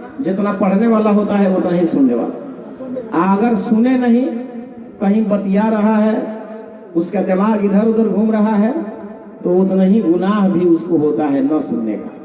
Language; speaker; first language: Urdu; native; Urdu